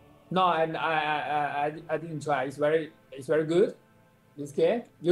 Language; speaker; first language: English; non-native, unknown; Chinese